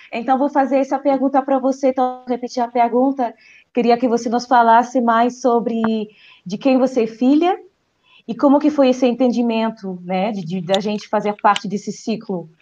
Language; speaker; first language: Portuguese; non-native, fluent; French